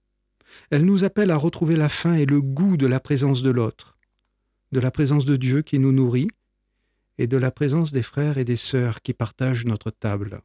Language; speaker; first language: French; native; French